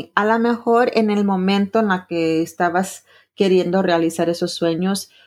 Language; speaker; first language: Spanish; early bilingual, heritage; Spanish